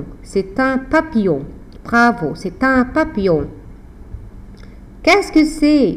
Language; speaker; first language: French; non-native, fluent; Arabic